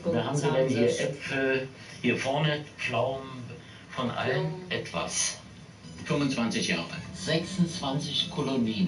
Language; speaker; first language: German; native; German